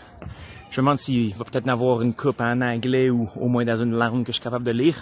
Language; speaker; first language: French; native; French